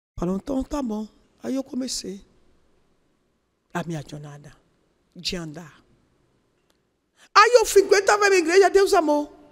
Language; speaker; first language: Portuguese; non-native, learner; Yoruba